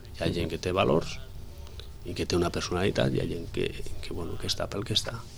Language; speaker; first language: Catalan; non-native, local second language; Spanish